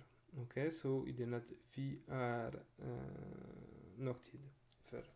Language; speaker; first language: Norwegian; non-native, fluent; French